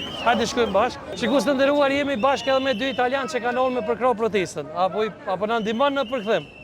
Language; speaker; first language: Albanian; native; Albanian